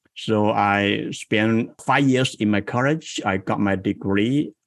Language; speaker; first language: English; non-native, fluent; Chinese